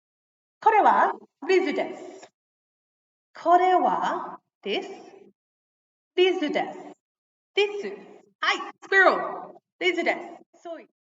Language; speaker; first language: Japanese; non-native, learner; English